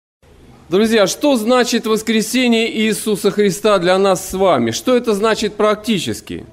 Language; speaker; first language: Russian; native; Russian